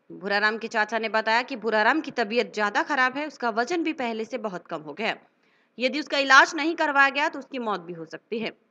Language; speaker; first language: Hindi; native; Hindi